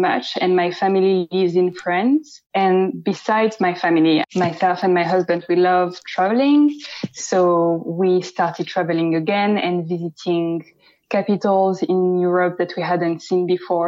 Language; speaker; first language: English; non-native, fluent; French